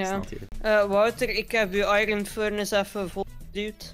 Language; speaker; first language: Dutch; native; Dutch